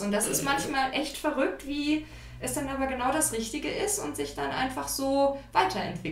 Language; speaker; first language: German; native; German